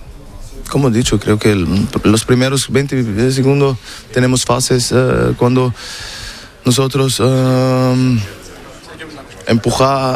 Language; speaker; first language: Spanish; non-native, learner; German